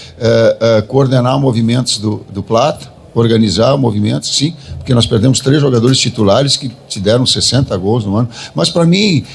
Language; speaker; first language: Portuguese; native; Portuguese